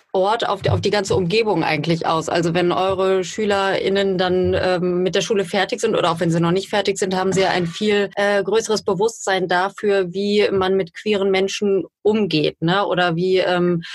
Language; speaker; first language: German; native; German